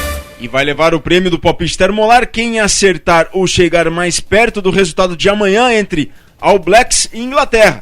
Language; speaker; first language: Portuguese; native; Portuguese